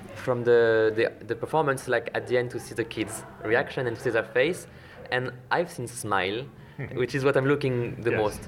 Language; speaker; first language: English; non-native, fluent; French